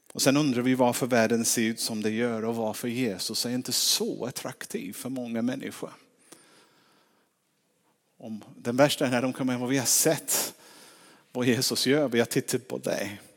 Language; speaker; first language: Swedish; non-native, fluent; English